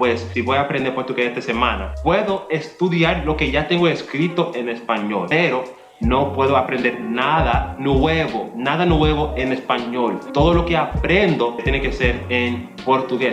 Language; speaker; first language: Spanish; non-native, fluent; English